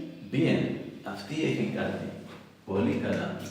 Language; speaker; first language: Greek; non-native, fluent; Spanish